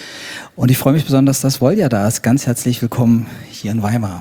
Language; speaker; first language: German; native; German